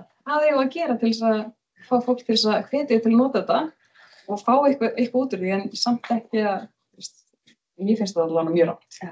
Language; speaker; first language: Icelandic; native; Icelandic